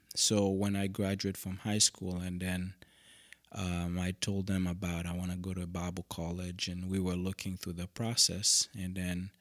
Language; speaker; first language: English; non-native, fluent; Haitian Creole